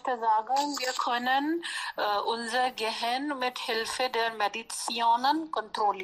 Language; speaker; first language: German; non-native, learner; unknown